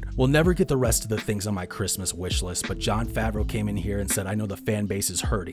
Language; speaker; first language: English; native; English